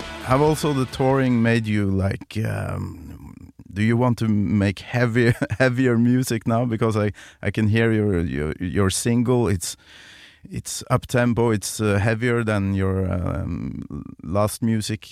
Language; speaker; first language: English; non-native, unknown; Norwegian